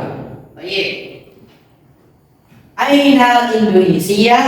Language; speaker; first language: Arabic; non-native, fluent; Indonesian